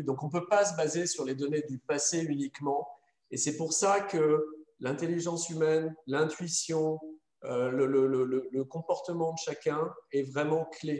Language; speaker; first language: French; native; French